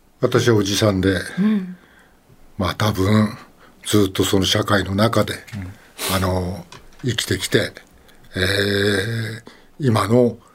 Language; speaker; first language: Japanese; native; Japanese